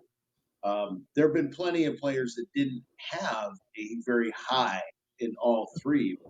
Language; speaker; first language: English; native; English